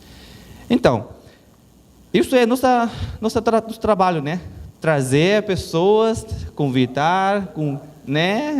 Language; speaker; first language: Portuguese; non-native, learner; Chinese